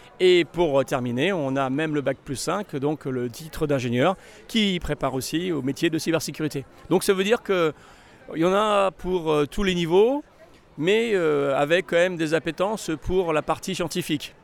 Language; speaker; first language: French; native; French